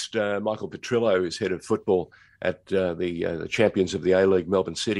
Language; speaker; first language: English; native; English